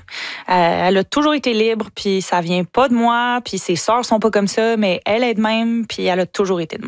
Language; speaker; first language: French; native; French